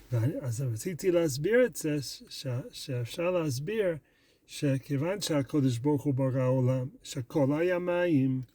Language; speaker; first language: Hebrew; non-native, fluent; English